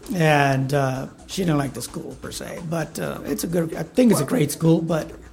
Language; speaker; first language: English; non-native, fluent; Spanish